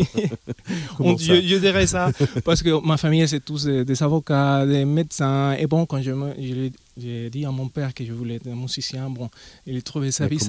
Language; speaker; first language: French; non-native, fluent; Spanish